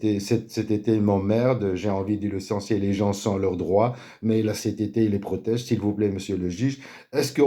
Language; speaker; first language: French; native; French